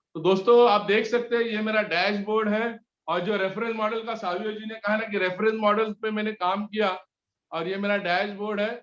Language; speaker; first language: Hindi; native; Hindi